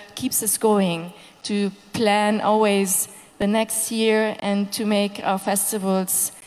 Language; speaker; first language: English; non-native, fluent; Hungarian